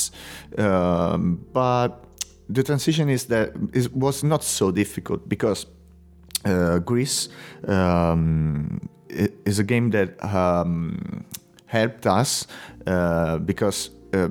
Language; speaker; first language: English; non-native, fluent; Italian